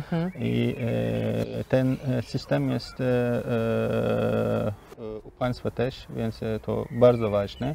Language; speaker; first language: Polish; non-native, learner; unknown